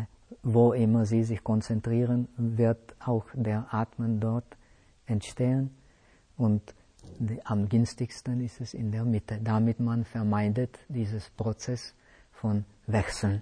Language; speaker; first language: German; non-native, fluent; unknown